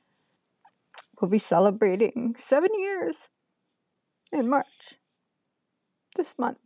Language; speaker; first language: English; native; English